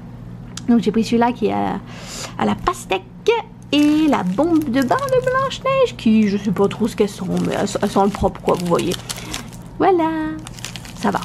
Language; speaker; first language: French; native; French